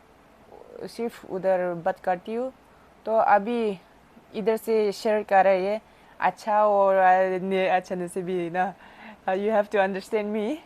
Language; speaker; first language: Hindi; non-native, local second language; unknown